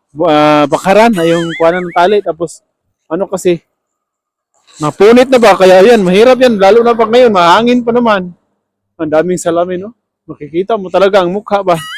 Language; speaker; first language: Filipino; non-native, local second language; Cebuano